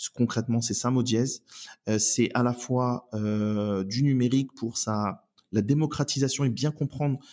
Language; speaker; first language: French; native; French